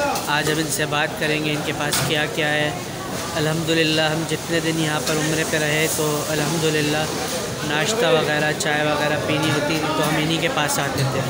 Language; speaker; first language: Hindi; native; Hindi